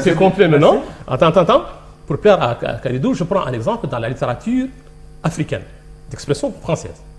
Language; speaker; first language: French; non-native, local second language; Arabic